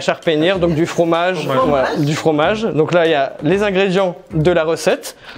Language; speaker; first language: French; native; French